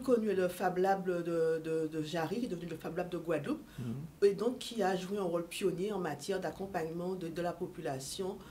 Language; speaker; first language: French; native; French